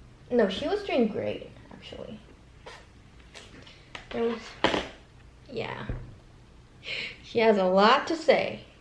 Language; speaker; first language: English; early bilingual, other home language; Korean